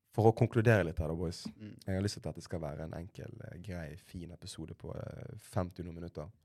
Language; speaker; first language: Norwegian; native; Norwegian